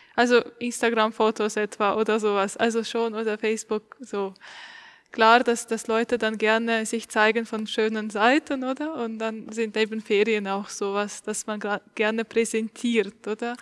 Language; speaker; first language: German; non-native, fluent; Estonian